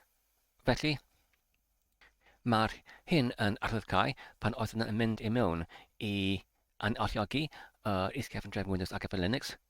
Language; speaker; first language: Welsh; non-native, learner; English